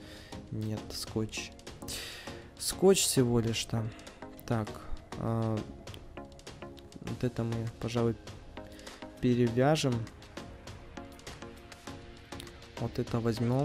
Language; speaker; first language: Russian; native; Russian